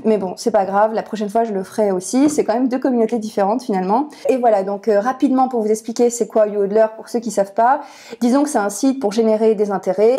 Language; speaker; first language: French; native; French